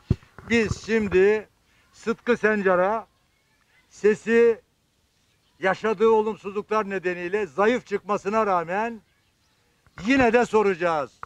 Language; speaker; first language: Turkish; native; Turkish